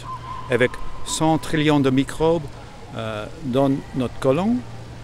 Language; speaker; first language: French; non-native, fluent; English